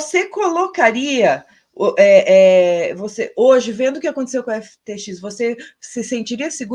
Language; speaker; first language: Portuguese; native; Portuguese